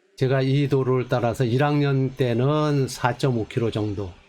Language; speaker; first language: Korean; native; Korean